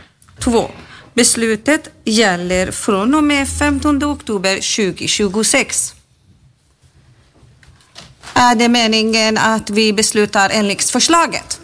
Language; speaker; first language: Swedish; native; Swedish